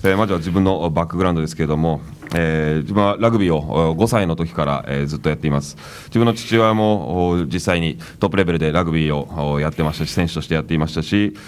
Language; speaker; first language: Japanese; native; Japanese